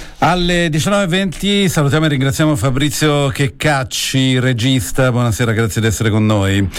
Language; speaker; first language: Italian; native; Italian